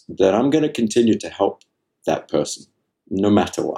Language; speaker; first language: English; native; English